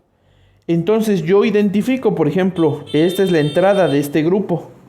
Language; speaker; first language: Spanish; native; Spanish